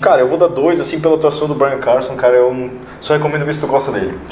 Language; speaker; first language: Portuguese; native; Portuguese